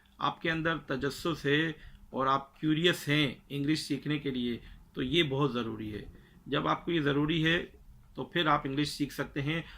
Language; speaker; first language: Urdu; native; Urdu